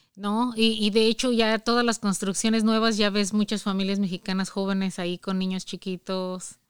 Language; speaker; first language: Spanish; native; Spanish